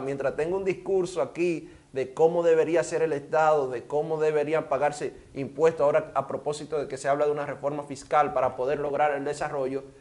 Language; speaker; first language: Spanish; native; Spanish